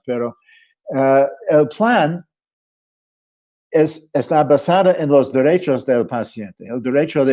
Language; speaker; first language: Spanish; non-native, fluent; English